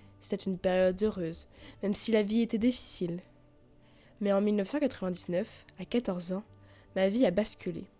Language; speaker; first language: French; native; French